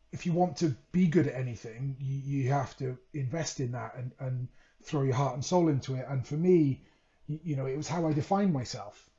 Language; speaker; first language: English; native; English